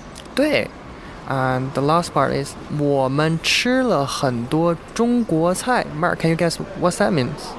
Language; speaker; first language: English; non-native, fluent; Chinese